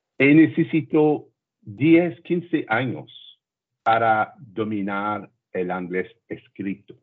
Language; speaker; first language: Spanish; non-native, learner; French